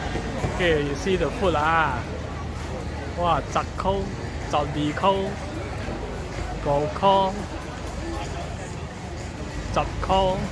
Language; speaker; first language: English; non-native, local second language; Chinese